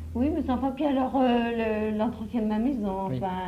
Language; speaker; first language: French; native; French